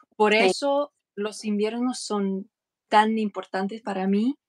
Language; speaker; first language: Spanish; non-native, fluent; English